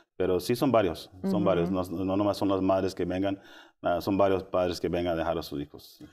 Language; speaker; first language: Spanish; early bilingual, heritage; Spanish